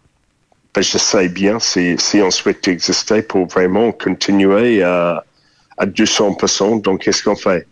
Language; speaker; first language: French; non-native, fluent; English